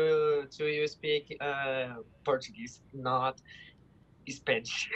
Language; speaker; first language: English; non-native, learner; Portuguese